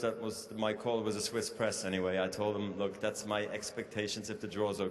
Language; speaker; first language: English; non-native, fluent; German